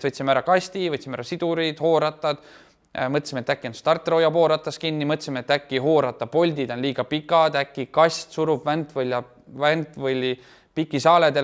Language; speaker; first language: Estonian; native; Estonian